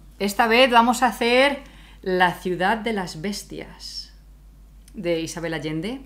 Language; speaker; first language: Spanish; native; Spanish